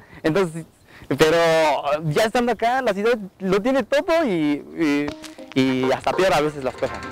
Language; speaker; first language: Spanish; non-native, local second language; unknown